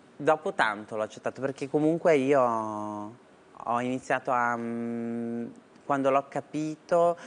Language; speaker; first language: Italian; native; Italian